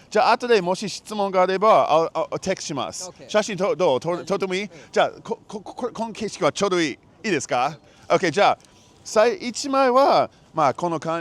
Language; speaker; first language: Japanese; non-native, learner; English